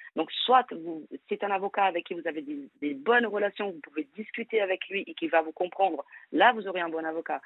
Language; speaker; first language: French; non-native, fluent; Portuguese